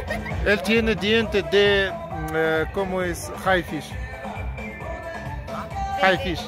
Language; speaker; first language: Spanish; non-native, learner; Russian